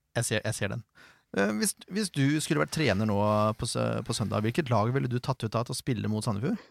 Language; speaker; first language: Norwegian; native; Norwegian